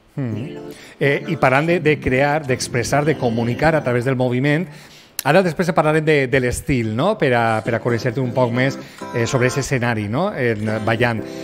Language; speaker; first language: Catalan; native; Catalan